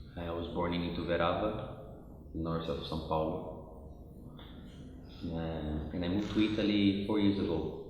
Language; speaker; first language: English; non-native, fluent; Portuguese